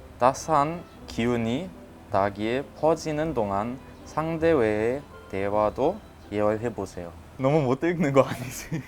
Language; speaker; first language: Korean; non-native, fluent; German